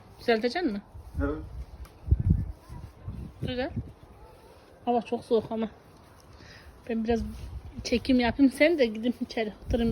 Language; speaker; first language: Turkish; native; Turkish